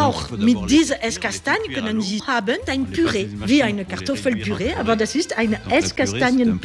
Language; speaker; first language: German; non-native, fluent; French